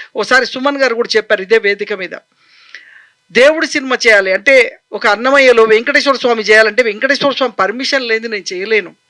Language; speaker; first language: Telugu; native; Telugu